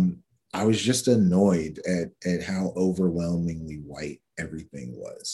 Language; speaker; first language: English; native; English